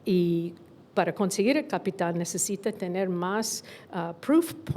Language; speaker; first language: Spanish; non-native, fluent; English